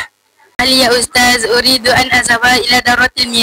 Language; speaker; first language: Arabic; non-native, learner; Malay